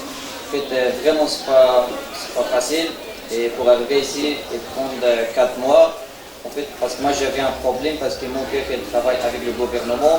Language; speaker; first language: French; non-native, learner; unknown